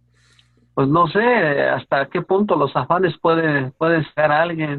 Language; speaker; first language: Spanish; native; Spanish